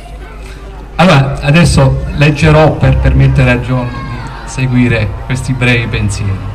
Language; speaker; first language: Italian; native; Italian